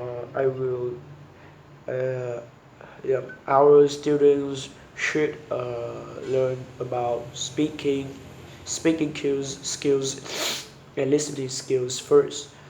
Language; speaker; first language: English; non-native, learner; Vietnamese